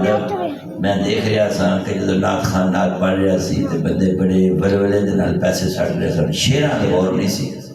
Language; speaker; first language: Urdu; non-native, local second language; Punjabi